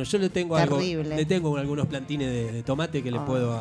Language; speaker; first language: Spanish; native; Spanish